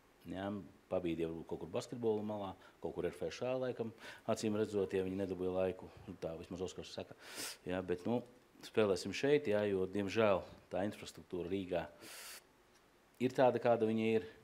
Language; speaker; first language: Latvian; native; Latvian